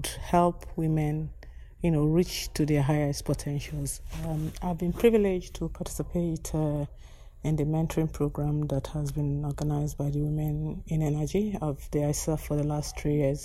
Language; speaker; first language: English; non-native, local second language; Igbo